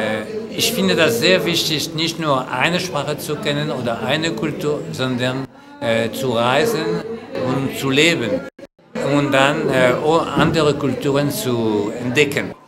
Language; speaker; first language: German; non-native, fluent; French